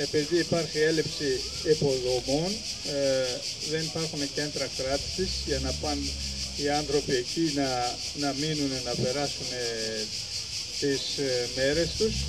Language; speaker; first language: Greek; non-native, fluent; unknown